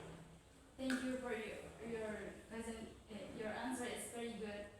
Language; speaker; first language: English; non-native, learner; Indonesian